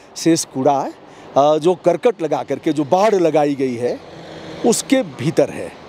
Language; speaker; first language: Hindi; native; Hindi